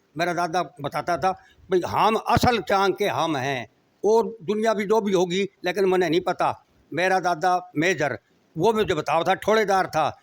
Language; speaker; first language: Hindi; native; Hindi